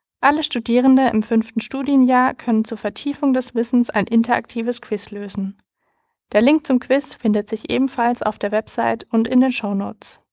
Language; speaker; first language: German; native; German